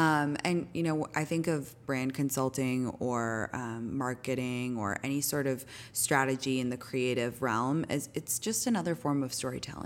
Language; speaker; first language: English; native; English